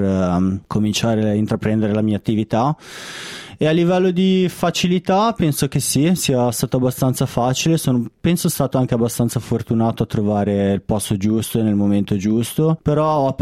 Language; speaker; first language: Italian; native; Italian